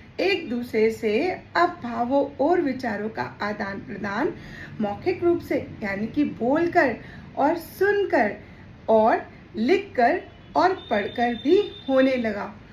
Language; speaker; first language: Hindi; native; Hindi